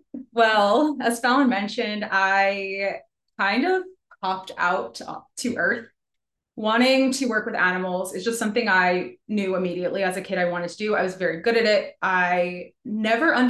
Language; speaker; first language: English; native; English